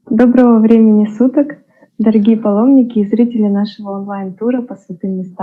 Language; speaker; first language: Russian; native; Russian